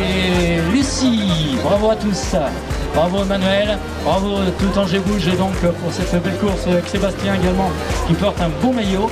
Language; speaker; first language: French; native; French